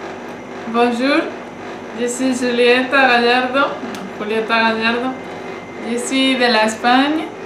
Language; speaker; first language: French; non-native, learner; Spanish